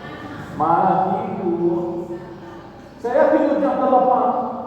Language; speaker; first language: Indonesian; non-native, learner; Arabic